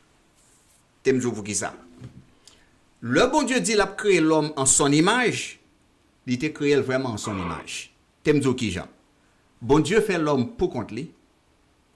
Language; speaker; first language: French; non-native, local second language; Haitian Creole